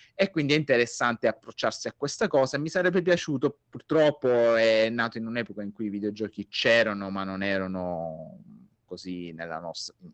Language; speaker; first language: Italian; native; Italian